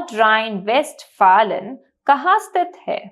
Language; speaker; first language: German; non-native, fluent; Hindi